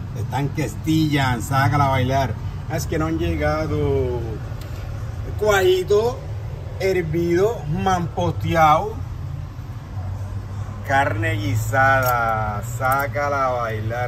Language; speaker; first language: Spanish; native; Spanish